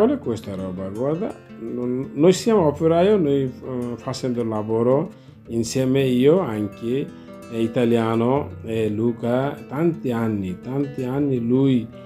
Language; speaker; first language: Italian; non-native, learner; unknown